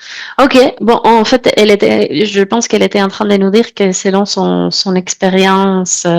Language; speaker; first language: French; non-native, fluent; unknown